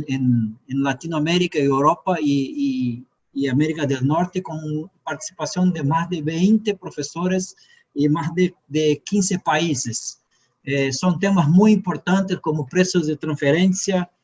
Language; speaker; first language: Spanish; non-native, fluent; Portuguese